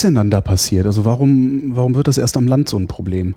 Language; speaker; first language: German; native; German